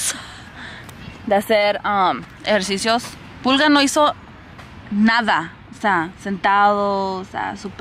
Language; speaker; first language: Spanish; early bilingual, heritage; Spanish